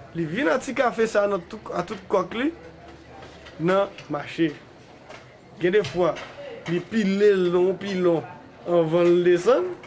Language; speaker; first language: Haitian Creole; native; Haitian Creole